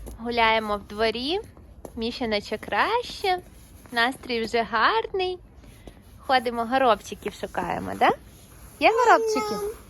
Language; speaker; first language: Ukrainian; native; Ukrainian